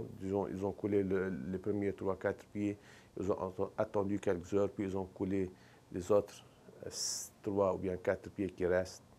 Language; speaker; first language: French; non-native, local second language; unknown